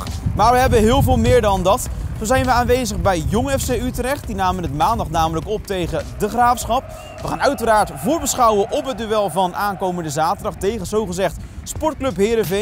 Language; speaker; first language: Dutch; native; Dutch